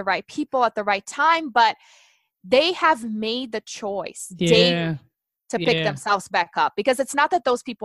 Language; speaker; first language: English; non-native, fluent; Portuguese